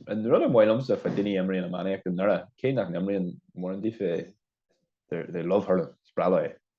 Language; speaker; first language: Irish; non-native, local second language; English